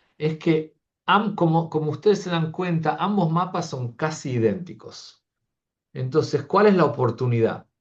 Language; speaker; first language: Spanish; early bilingual, heritage; Spanish